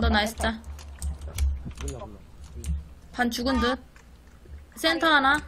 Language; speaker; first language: Korean; native; Korean